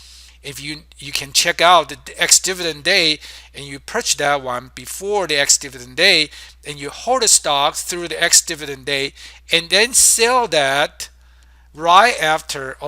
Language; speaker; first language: English; non-native, fluent; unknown